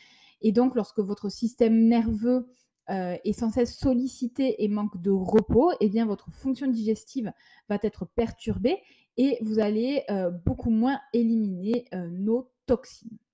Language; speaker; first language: French; native; French